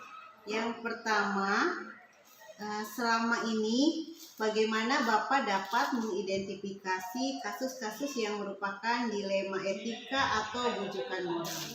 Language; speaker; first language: Indonesian; native; Indonesian